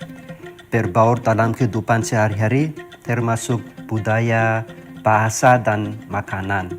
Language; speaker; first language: Indonesian; non-native, fluent; Malagasy